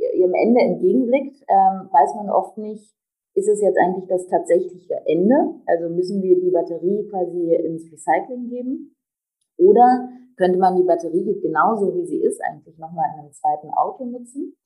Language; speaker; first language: German; native; German